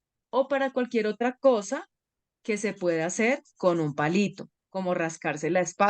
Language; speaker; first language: Spanish; native; Spanish